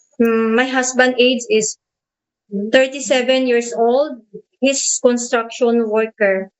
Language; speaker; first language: English; non-native, learner; Cebuano